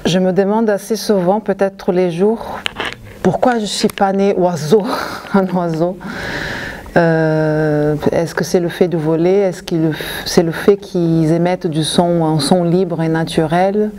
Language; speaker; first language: French; non-native, fluent; Portuguese